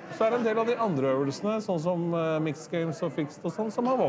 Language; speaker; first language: Norwegian; native; Norwegian